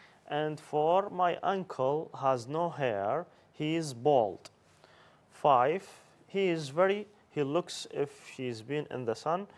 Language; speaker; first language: English; non-native, fluent; Arabic